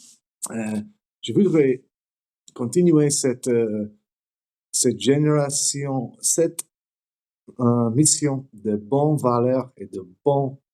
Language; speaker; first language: French; non-native, learner; English